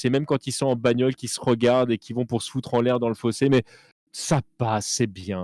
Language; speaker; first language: French; native; French